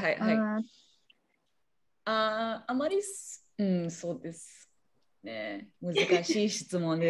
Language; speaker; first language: Japanese; non-native, learner; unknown